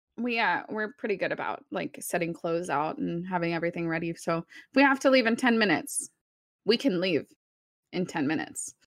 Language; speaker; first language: English; early bilingual, other home language; Spanish